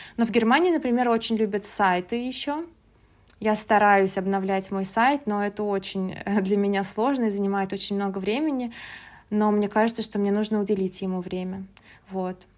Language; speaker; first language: Russian; native; Russian